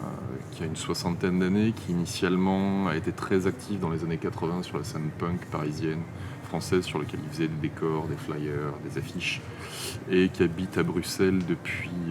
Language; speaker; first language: French; native; French